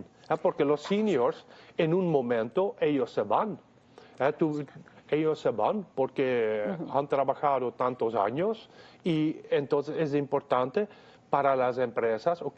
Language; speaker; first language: Spanish; non-native, fluent; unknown